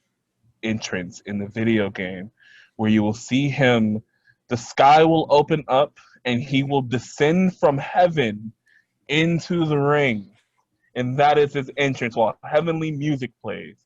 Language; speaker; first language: English; native; English